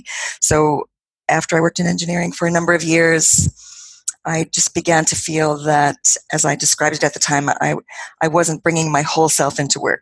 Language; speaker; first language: English; native; English